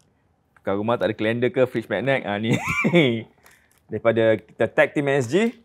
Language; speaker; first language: Malay; native; Malay